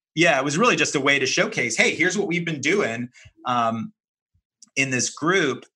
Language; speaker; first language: English; native; English